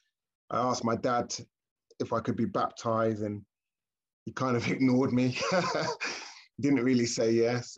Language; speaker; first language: English; native; English